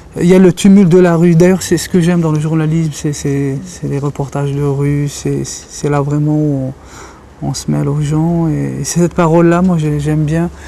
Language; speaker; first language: French; non-native, local second language; Kabyle